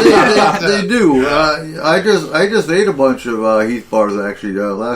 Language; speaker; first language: English; native; English